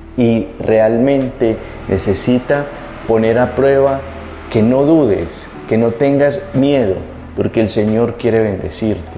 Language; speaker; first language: Spanish; native; Spanish